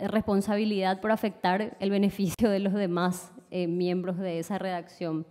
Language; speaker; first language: Spanish; native; Spanish